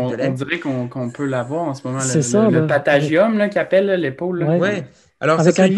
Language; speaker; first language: French; native; French